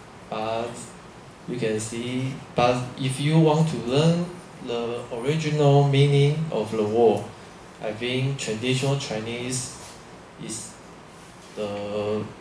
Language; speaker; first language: English; non-native, learner; Chinese